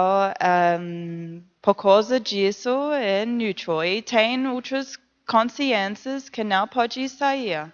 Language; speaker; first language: Portuguese; non-native, learner; English